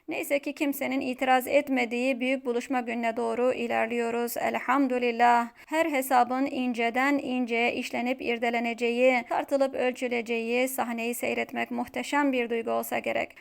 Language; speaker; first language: Turkish; native; Turkish